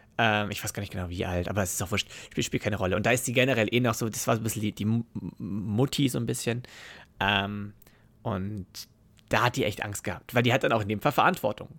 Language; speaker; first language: German; native; German